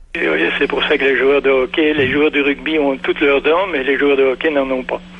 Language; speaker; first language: French; native; French